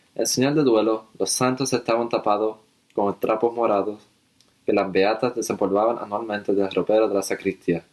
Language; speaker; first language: Spanish; early bilingual, heritage; Spanish